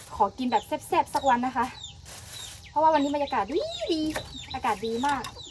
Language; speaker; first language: Thai; non-native, local second language; Karen languages